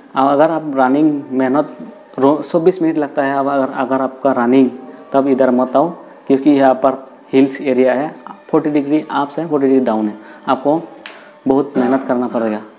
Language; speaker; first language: Hindi; non-native, local second language; Assamese